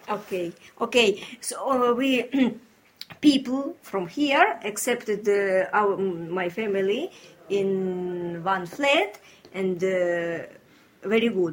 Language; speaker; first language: English; non-native, learner; Ukrainian